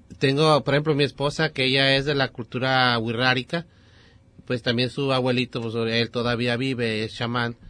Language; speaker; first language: Spanish; non-native, local second language; Nahuatl languages